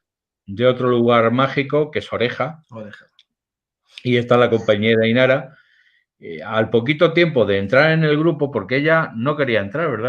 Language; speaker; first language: Spanish; native; Spanish